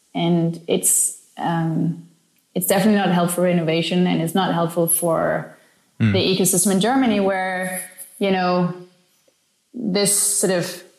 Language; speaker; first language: English; non-native, fluent; Danish